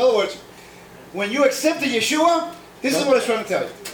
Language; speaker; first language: English; non-native, fluent; Spanish